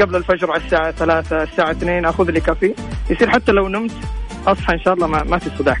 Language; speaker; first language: Arabic; native; Arabic